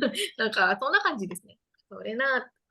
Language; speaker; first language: Japanese; non-native, fluent; Indonesian